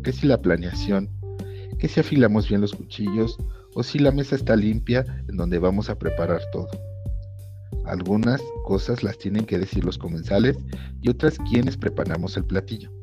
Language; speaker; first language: Spanish; native; Spanish